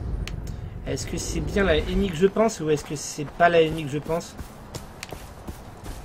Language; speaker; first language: French; native; French